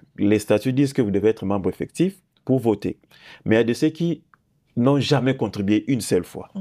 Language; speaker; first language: French; non-native, local second language; Lingala